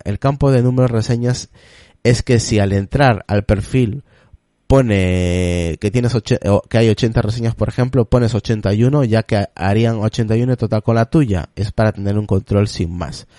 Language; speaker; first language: Spanish; native; Spanish